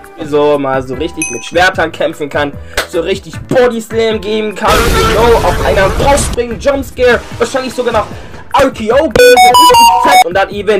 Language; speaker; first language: German; native; German